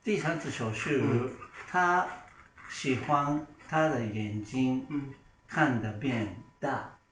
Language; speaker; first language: Chinese; non-native, learner; Japanese